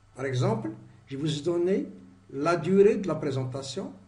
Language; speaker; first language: French; non-native, local second language; Arabic